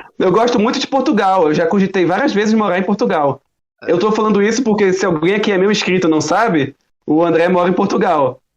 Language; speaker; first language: Portuguese; early bilingual, other home language; German